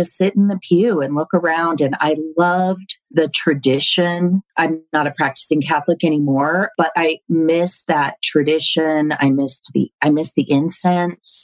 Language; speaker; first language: English; native; English